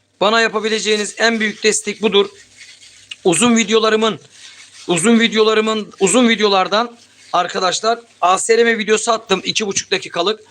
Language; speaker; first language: Turkish; native; Turkish